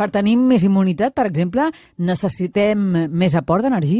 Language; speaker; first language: Catalan; native; Catalan